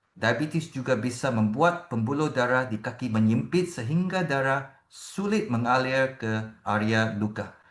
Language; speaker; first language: Malay; non-native, local second language; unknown